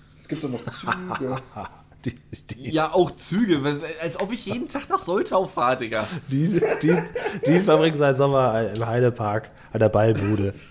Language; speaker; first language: German; native; German